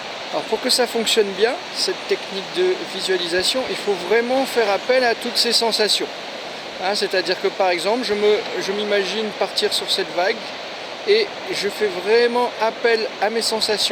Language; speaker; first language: French; native; French